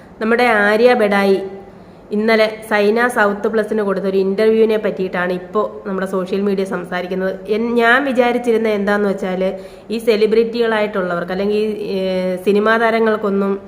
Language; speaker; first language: Malayalam; native; Malayalam